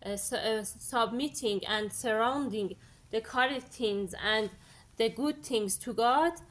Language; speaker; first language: English; non-native, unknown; Persian